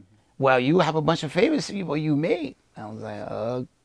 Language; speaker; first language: English; early bilingual, other home language; Haitian Creole